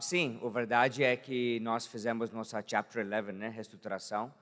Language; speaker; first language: Portuguese; non-native, fluent; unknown